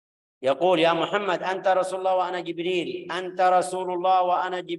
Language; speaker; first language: Arabic; native; Arabic